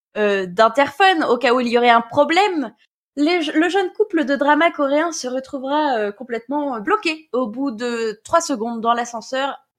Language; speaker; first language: French; native; French